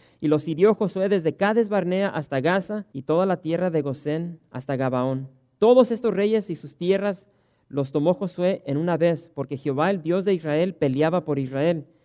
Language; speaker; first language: Spanish; early bilingual, heritage; Spanish